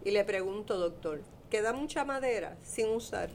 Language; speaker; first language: Spanish; native; Spanish